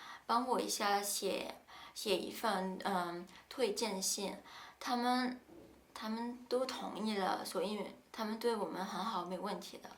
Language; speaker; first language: Chinese; non-native, fluent; French